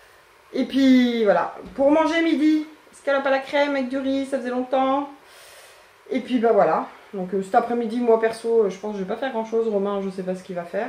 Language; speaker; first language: French; native; French